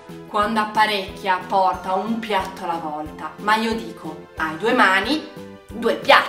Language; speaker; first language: Italian; native; Italian